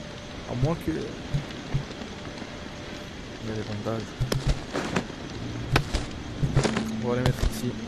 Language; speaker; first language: French; native; French